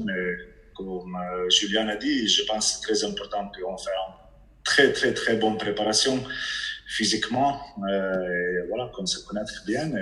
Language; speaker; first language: French; non-native, fluent; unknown